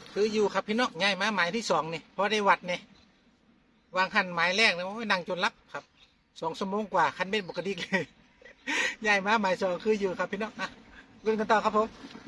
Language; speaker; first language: Thai; non-native, local second language; Northeastern Thai